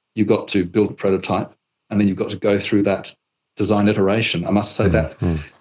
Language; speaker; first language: English; native; English